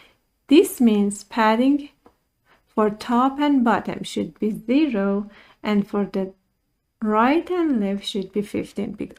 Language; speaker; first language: English; non-native, fluent; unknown